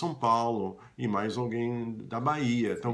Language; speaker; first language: Portuguese; non-native, fluent; English